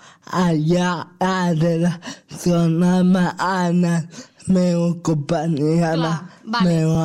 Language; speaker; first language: Catalan; non-native, local second language; Spanish